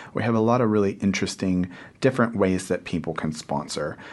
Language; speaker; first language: English; native; English